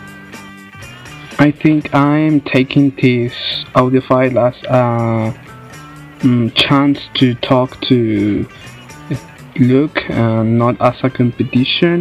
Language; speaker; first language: English; non-native, fluent; Spanish